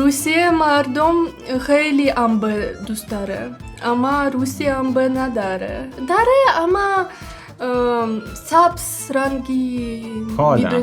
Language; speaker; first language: Persian; non-native, learner; Russian